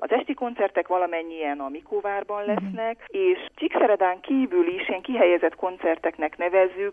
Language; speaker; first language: Hungarian; native; Hungarian